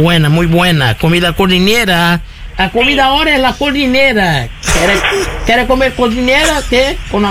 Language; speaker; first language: Spanish; non-native, learner; Portuguese